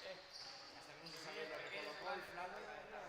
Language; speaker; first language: Spanish; native; Spanish